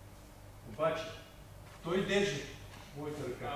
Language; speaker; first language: Bulgarian; non-native, learner; Russian